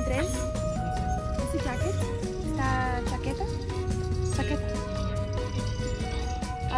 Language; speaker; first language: Spanish; early bilingual, heritage; Spanish